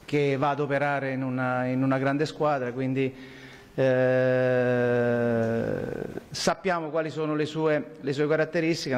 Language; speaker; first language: Italian; native; Italian